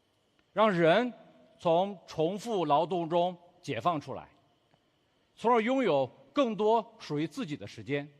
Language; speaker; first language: Chinese; native; Chinese